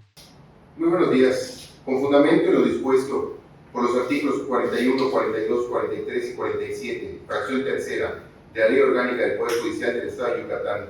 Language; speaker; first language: Spanish; native; Spanish